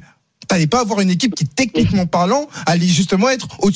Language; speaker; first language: French; native; French